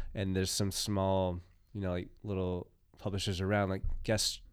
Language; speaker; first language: English; native; English